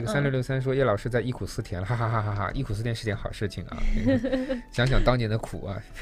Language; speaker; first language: Chinese; native; Chinese